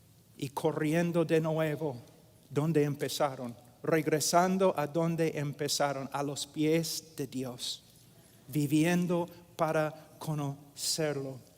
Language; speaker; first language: Spanish; non-native, fluent; English